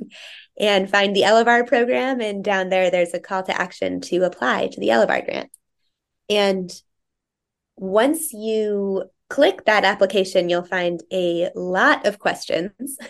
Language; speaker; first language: English; native; English